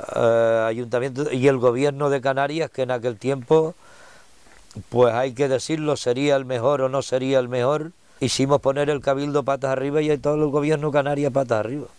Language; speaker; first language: Spanish; native; Spanish